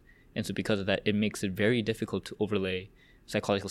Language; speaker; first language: English; early bilingual, other home language; Korean